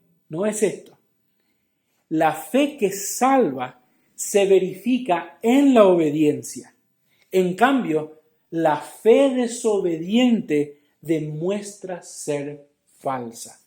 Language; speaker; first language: Spanish; native; Spanish